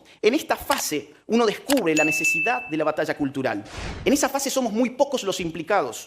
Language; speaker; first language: Spanish; native; Spanish